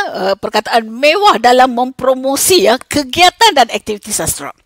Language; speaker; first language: Malay; non-native, local second language; Tamil